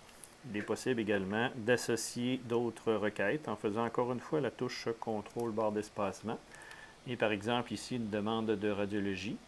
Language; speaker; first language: French; native; French